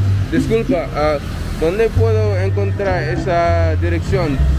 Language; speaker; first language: Spanish; non-native, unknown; English